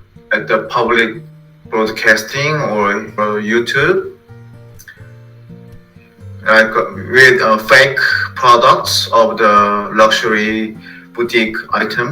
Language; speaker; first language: English; non-native, fluent; Korean